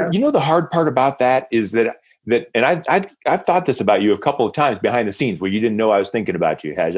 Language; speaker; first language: English; native; English